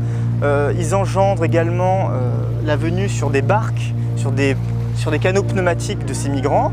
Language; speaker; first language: French; native; French